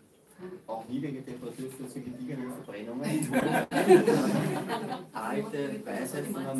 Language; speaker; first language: German; native; German